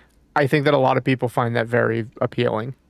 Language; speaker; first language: English; native; English